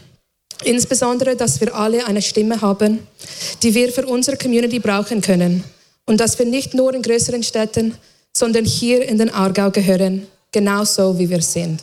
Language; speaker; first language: German; non-native, fluent; English